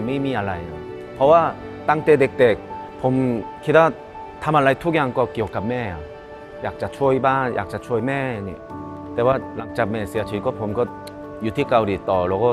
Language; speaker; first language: Thai; non-native, fluent; Korean